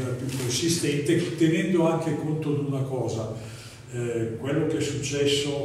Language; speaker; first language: Italian; native; Italian